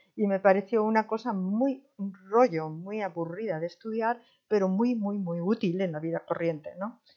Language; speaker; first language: Spanish; native; Spanish